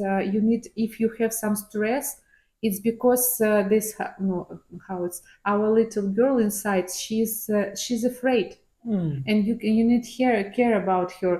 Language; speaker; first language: English; non-native, learner; Ukrainian